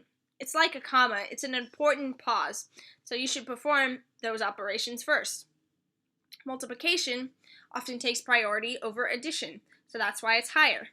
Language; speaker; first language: English; native; English